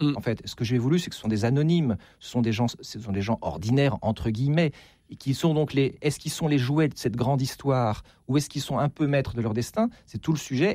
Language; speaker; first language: French; native; French